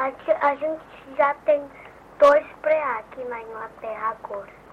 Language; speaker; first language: Portuguese; early bilingual, heritage; Portuguese